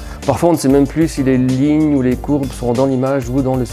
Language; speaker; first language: French; native; French